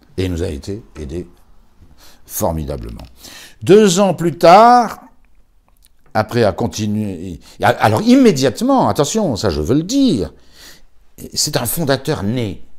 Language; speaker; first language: French; native; French